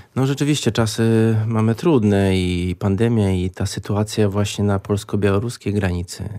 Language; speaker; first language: Polish; native; Polish